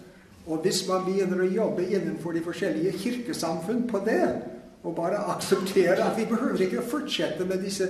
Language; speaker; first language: Norwegian; non-native, fluent; English